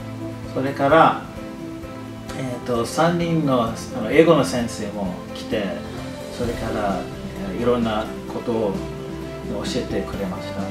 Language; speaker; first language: Japanese; non-native, fluent; English